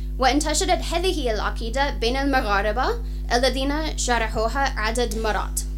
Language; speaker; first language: Arabic; non-native, fluent; English